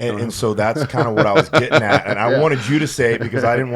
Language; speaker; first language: English; native; English